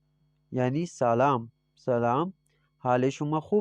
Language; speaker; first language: Persian; non-native, fluent; Urdu